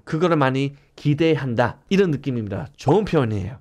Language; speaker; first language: Korean; native; Korean